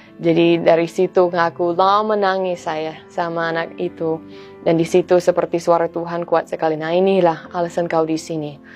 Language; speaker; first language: Indonesian; non-native, fluent; English